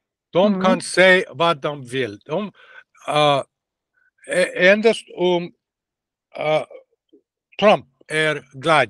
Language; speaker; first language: Swedish; non-native, learner; Russian